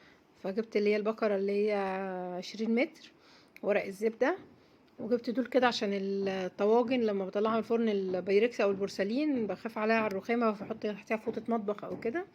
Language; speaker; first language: Arabic; native; Arabic